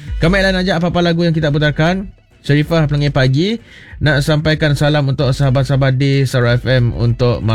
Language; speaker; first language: Malay; native; Malay